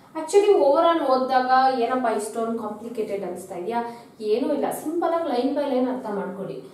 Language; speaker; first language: English; non-native, local second language; Kannada